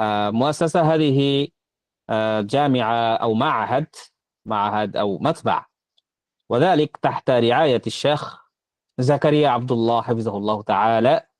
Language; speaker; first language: Arabic; non-native, fluent; Bangla